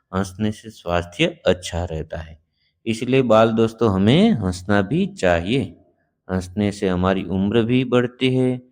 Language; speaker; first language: Hindi; non-native, local second language; Gujarati